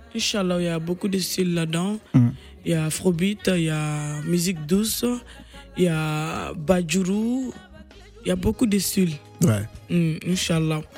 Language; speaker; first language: French; non-native, local second language; Bambara